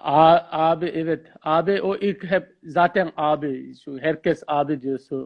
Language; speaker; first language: Turkish; non-native, learner; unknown